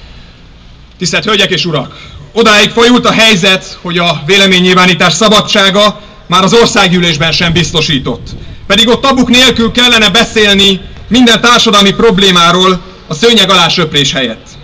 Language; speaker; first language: Hungarian; native; Hungarian